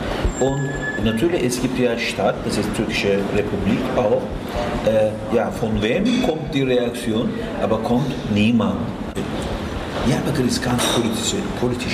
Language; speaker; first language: German; non-native, fluent; Turkish